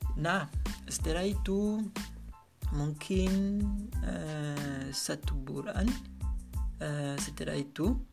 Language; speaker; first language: Indonesian; non-native, learner; Kinyarwanda